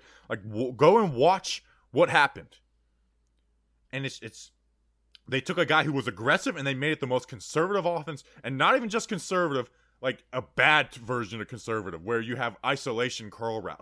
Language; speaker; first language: English; native; English